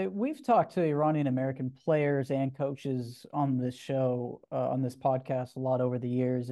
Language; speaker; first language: English; native; English